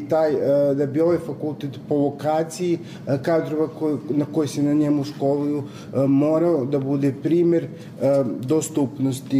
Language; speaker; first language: Serbian; native; Serbian